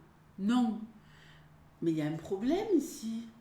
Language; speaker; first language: French; native; French